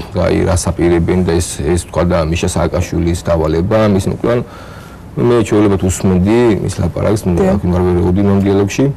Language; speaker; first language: Georgian; non-native, local second language; Mingrelian